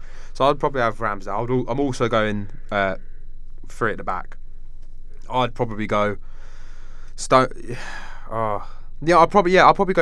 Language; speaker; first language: English; native; English